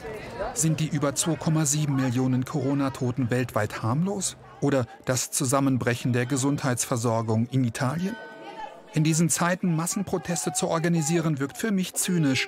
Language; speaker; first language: German; native; German